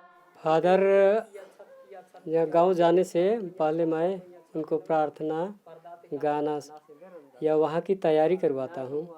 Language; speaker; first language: Hindi; non-native, local second language; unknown